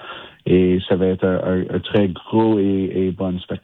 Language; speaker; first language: French; non-native, fluent; English